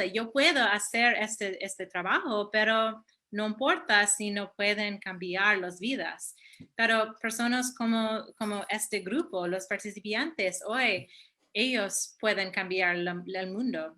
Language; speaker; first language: Spanish; early bilingual, heritage; Spanish